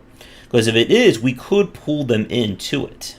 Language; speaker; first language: English; native; English